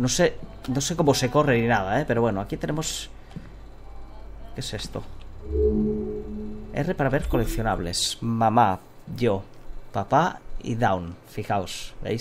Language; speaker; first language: Spanish; native; Spanish